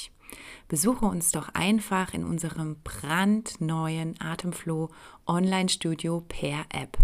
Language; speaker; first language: German; native; German